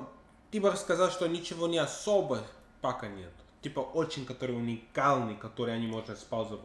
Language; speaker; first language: Russian; non-native, learner; English